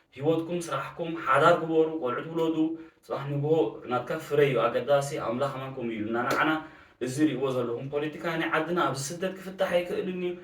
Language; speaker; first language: Tigrinya; early bilingual, heritage; Tigrinya